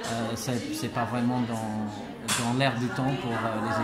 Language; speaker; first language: French; non-native, fluent; English